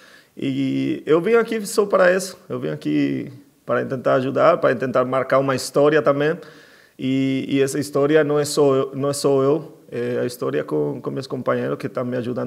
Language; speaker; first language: Portuguese; non-native, fluent; Spanish